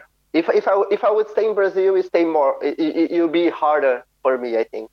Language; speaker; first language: English; non-native, fluent; Portuguese